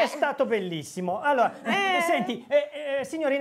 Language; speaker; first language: Italian; native; Italian